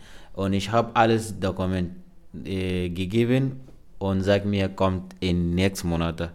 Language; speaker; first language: German; non-native, learner; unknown